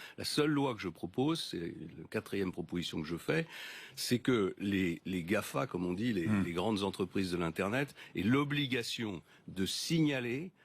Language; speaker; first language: French; native; French